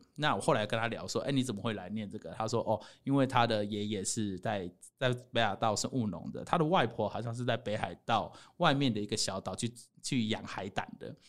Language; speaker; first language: Chinese; native; Chinese